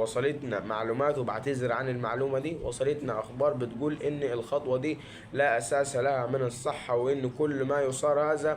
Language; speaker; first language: Arabic; native; Arabic